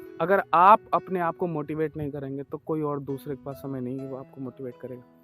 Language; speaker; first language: Hindi; native; Hindi